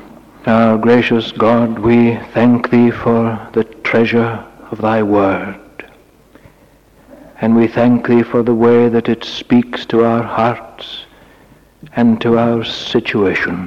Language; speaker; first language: English; native; English